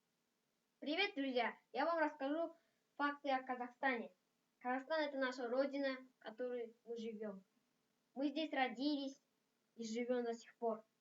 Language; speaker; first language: Russian; non-native, local second language; Kazakh